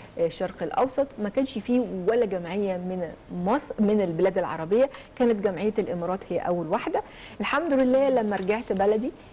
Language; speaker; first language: Arabic; native; Arabic